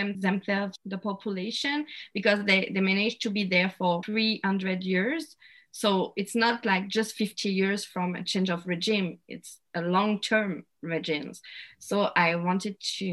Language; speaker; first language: English; non-native, fluent; French